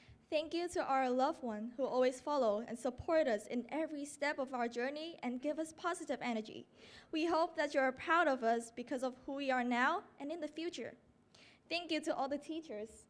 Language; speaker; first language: English; non-native, fluent; Vietnamese